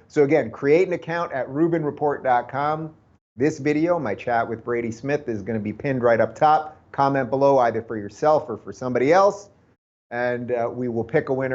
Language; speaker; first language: English; native; English